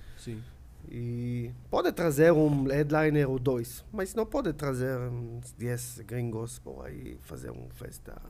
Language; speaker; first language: Portuguese; non-native, learner; Hebrew